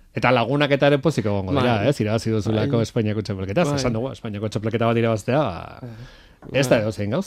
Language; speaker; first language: Basque; native; Basque